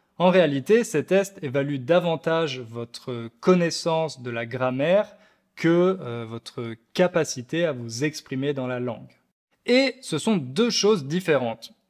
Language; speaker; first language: French; native; French